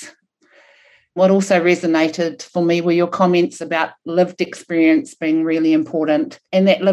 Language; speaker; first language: English; non-native, local second language; Māori